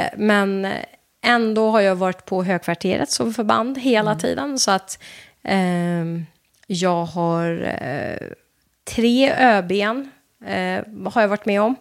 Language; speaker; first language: Swedish; non-native, fluent; Persian